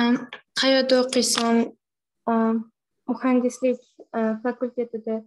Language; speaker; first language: Arabic; non-native, learner; Uzbek